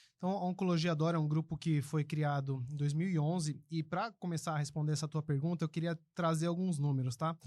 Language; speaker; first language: Portuguese; early bilingual, other home language; Spanish